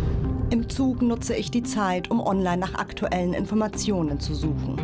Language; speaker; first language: German; native; German